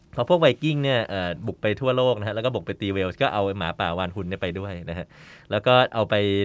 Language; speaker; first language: Thai; native; Thai